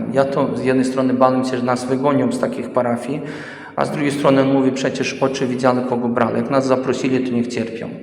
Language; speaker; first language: Polish; early bilingual, heritage; Polish